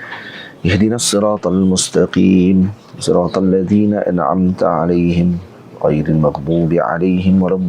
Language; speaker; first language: Arabic; non-native, fluent; Malay